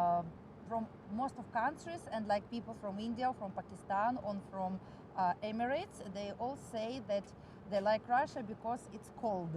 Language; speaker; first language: English; non-native, fluent; Russian